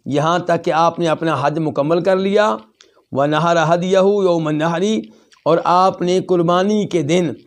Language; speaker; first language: Urdu; native; Urdu